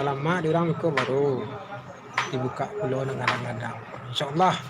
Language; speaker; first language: Indonesian; non-native, local second language; Minangkabau